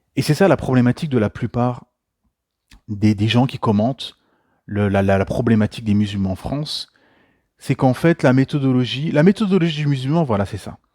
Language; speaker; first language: French; native; French